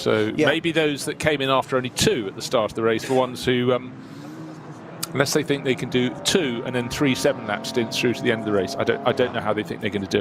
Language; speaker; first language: English; native; English